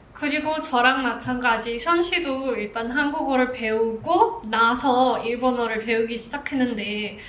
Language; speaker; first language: Korean; non-native, fluent; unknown